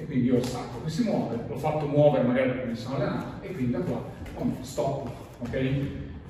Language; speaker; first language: Italian; native; Italian